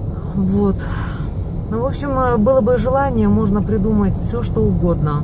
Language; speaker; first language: Russian; native; Russian